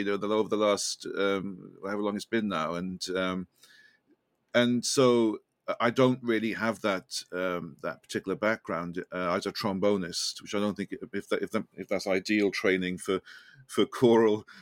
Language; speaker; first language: English; native; English